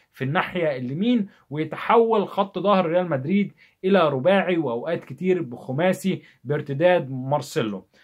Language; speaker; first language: Arabic; native; Arabic